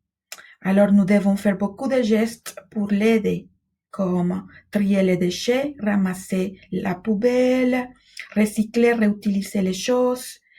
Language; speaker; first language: French; non-native, fluent; Spanish